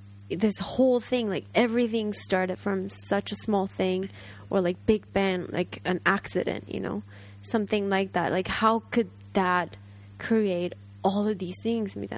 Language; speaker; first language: English; non-native, fluent; Japanese